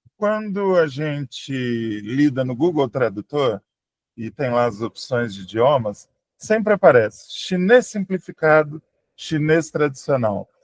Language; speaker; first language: Portuguese; native; Portuguese